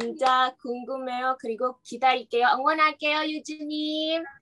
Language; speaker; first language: Korean; non-native, learner; Indonesian